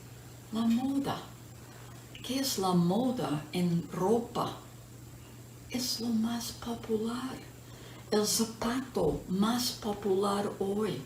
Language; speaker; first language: Spanish; non-native, fluent; English